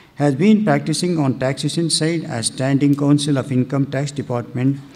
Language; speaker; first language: English; non-native, local second language; Kannada